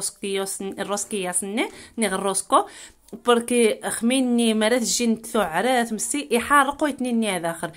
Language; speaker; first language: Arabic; non-native, local second language; Riffian